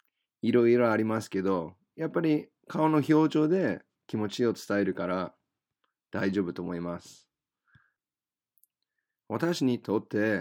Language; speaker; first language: Japanese; non-native, fluent; English